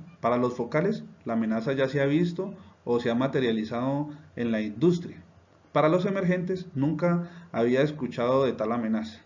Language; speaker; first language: Spanish; native; Spanish